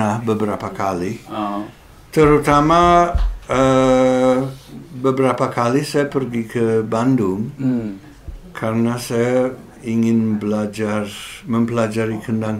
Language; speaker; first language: Indonesian; non-native, fluent; English